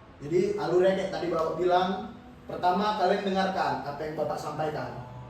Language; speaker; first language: Indonesian; native; Indonesian